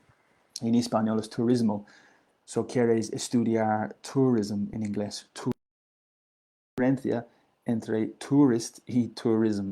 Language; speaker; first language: Spanish; non-native, learner; English